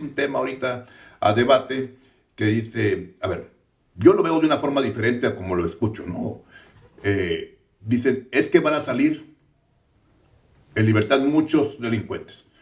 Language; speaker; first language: Spanish; native; Spanish